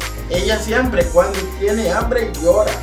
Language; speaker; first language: Spanish; non-native, learner; Haitian Creole